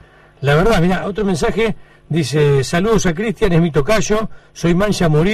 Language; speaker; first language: Spanish; native; Spanish